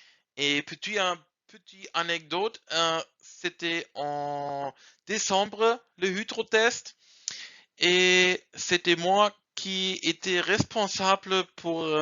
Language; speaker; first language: French; non-native, learner; German